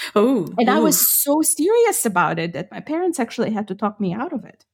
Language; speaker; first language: English; non-native, fluent; Ukrainian